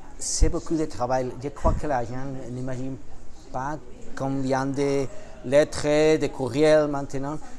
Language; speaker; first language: French; non-native, fluent; Spanish